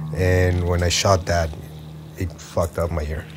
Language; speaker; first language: English; early bilingual, other home language; Spanish